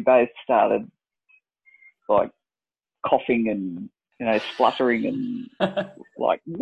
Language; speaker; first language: English; native; English